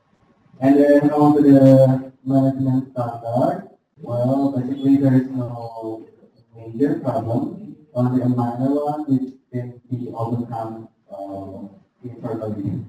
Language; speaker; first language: English; non-native, fluent; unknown